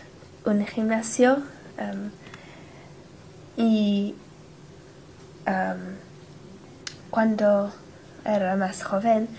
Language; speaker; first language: Spanish; non-native, learner; English